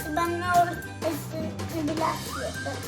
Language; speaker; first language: Turkish; early bilingual, heritage; Turkish